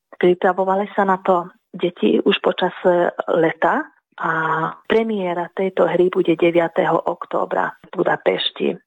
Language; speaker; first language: Slovak; early bilingual, heritage; Slovak